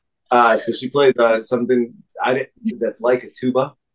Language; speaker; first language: English; native; English